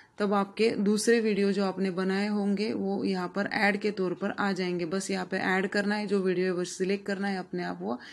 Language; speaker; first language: Hindi; non-native, local second language; Marathi